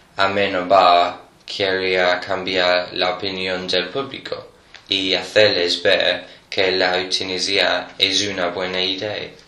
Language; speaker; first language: Spanish; non-native, learner; English